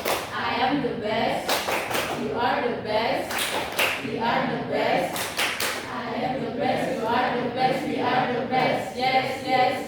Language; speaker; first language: English; non-native, learner; Indonesian